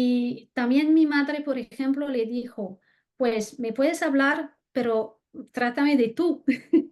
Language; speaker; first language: Spanish; non-native, fluent; French